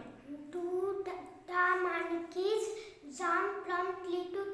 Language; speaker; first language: English; non-native, learner; Bangla